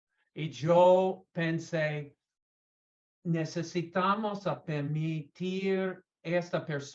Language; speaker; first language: Spanish; non-native, learner; English